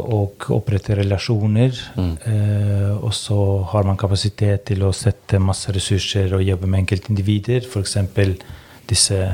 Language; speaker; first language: Norwegian; non-native, fluent; Albanian